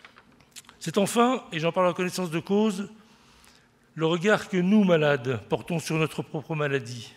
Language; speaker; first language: French; native; French